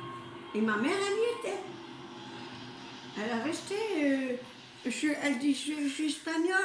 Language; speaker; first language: French; early bilingual, other home language; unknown